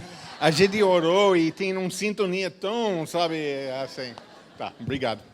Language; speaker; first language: Portuguese; non-native, fluent; English